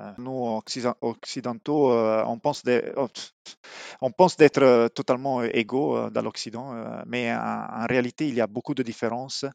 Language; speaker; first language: French; non-native, fluent; Italian